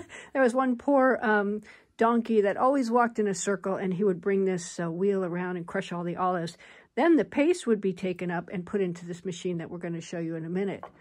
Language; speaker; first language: English; native; English